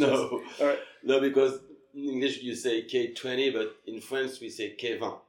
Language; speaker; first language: English; non-native, learner; French